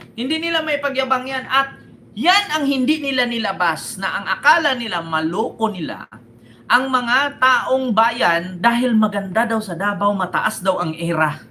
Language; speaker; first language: Filipino; native; Filipino